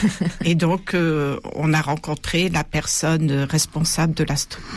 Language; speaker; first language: French; native; French